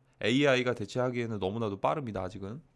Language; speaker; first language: Korean; native; Korean